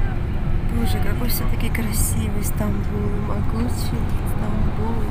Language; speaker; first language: Russian; native; Russian